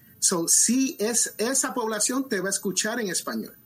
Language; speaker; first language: Spanish; early bilingual, other home language; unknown